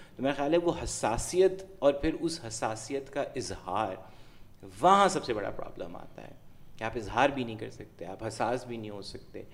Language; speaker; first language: Urdu; non-native, local second language; Punjabi